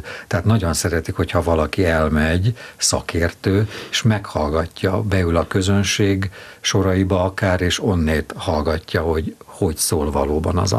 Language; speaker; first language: Hungarian; native; Hungarian